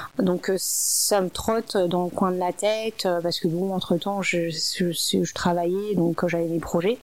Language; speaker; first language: French; early bilingual, other home language; Min Nan Chinese